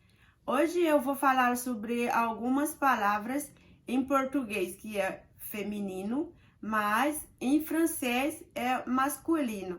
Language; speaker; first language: Portuguese; non-native, fluent; Haitian Creole